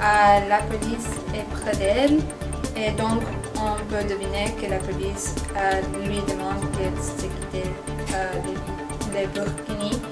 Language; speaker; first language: French; non-native, learner; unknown